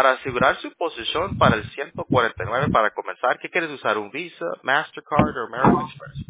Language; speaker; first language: Spanish; early bilingual, heritage; Spanish